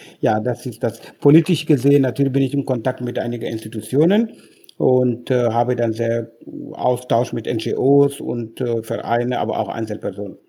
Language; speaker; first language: German; non-native, fluent; Wolof